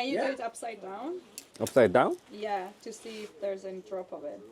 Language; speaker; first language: English; non-native, fluent; Georgian